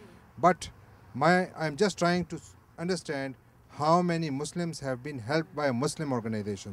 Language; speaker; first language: English; non-native, fluent; Urdu